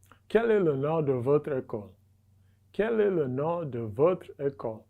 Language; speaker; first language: French; non-native, fluent; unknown